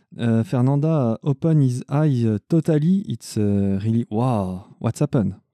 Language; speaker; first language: English; non-native, learner; French